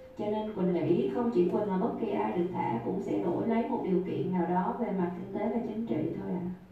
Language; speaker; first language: Vietnamese; native; Vietnamese